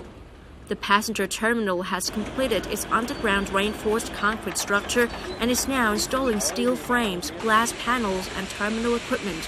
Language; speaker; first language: English; non-native, fluent; Vietnamese